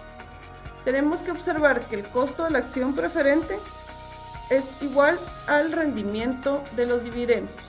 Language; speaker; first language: Spanish; native; Spanish